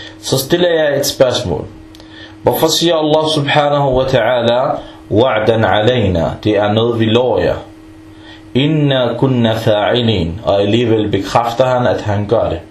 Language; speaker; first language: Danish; non-native, fluent; Arabic